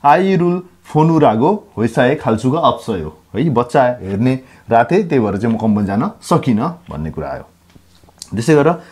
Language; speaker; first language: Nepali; non-native, local second language; Gurung